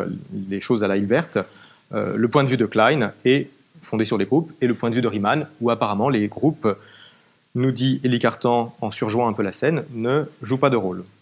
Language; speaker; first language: French; native; French